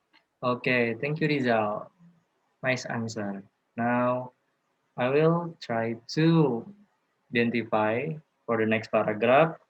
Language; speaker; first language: English; non-native, learner; Indonesian